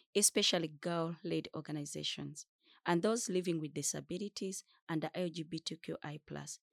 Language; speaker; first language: English; non-native, fluent; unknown